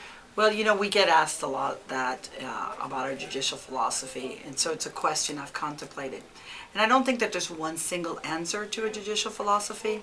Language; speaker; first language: English; early bilingual, other home language; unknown